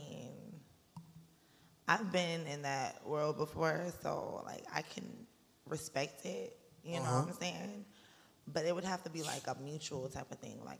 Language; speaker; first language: English; native; English